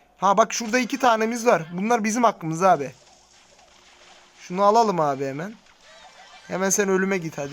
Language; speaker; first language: Turkish; native; Turkish